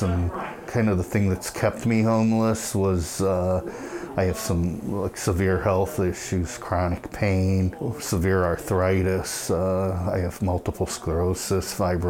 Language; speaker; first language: English; native; English